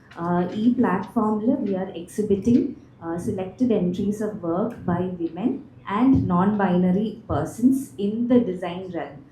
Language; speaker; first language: English; non-native, local second language; Malayalam